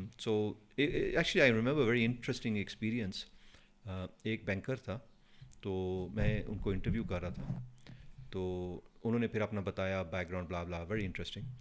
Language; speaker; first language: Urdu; non-native, fluent; Punjabi